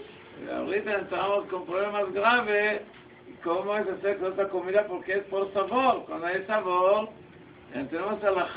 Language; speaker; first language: Portuguese; non-native, learner; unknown